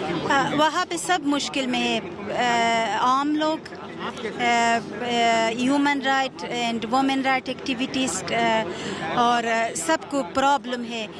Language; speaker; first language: Hindi; non-native, fluent; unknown